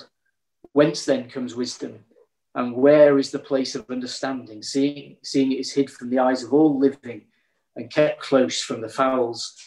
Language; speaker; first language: English; native; English